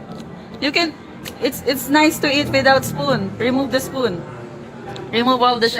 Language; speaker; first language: English; non-native, local second language; Filipino